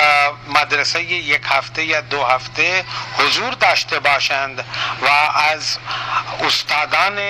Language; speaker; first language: Persian; non-native, fluent; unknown